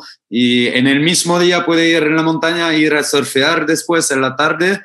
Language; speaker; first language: Spanish; non-native, fluent; French